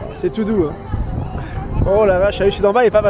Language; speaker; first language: French; native; French